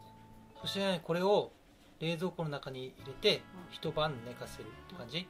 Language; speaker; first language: Japanese; native; Japanese